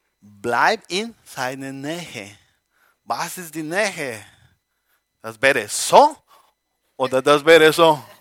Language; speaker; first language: German; non-native, learner; Spanish